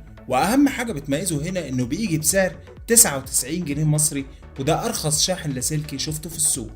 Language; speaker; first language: Arabic; native; Arabic